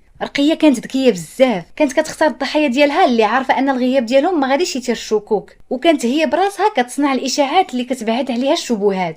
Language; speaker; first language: Arabic; native; Arabic